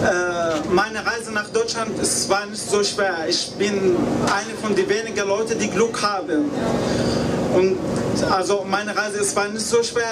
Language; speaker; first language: German; non-native, learner; Arabic